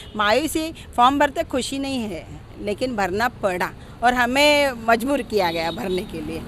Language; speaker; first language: Hindi; non-native, local second language; Marathi